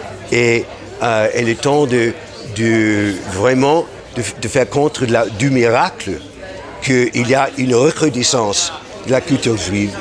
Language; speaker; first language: French; non-native, fluent; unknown